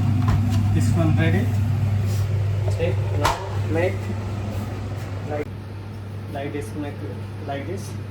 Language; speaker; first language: English; non-native, learner; Hindi